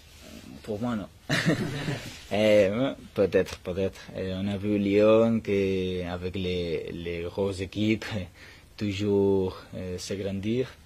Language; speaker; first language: French; non-native, learner; Spanish